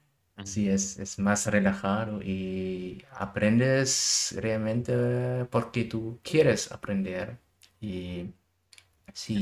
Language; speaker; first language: Spanish; non-native, learner; German